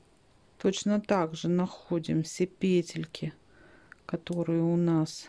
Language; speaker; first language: Russian; native; Russian